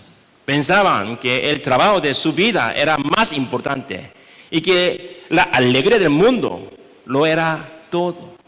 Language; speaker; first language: Spanish; non-native, learner; Korean